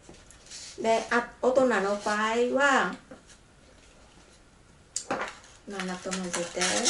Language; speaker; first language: Japanese; non-native, learner; Vietnamese